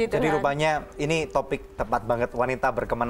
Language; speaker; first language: Indonesian; native; Indonesian